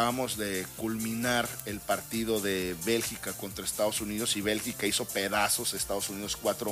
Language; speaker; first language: Spanish; native; Spanish